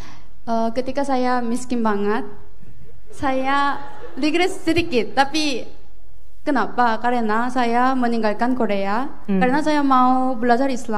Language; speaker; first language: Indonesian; non-native, fluent; Korean